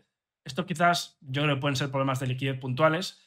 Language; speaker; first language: Spanish; native; Spanish